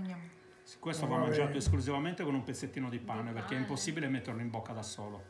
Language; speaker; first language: Italian; native; Italian